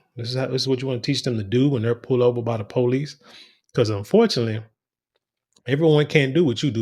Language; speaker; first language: English; native; English